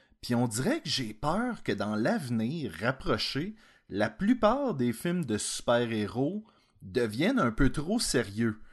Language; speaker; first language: French; native; French